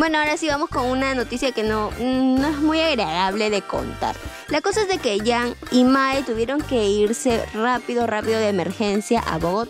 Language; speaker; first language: Spanish; native; Spanish